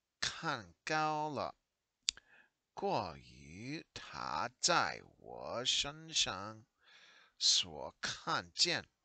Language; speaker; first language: Chinese; non-native, learner; English